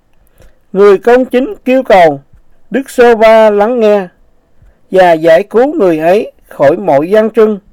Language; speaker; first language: Vietnamese; native; Vietnamese